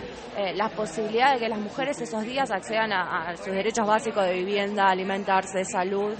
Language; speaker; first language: Spanish; native; Spanish